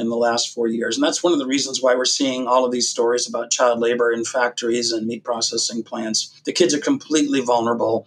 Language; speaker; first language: English; native; English